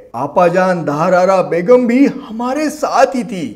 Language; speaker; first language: Hindi; non-native, local second language; Marathi